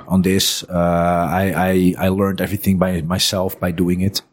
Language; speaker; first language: English; non-native, fluent; Dutch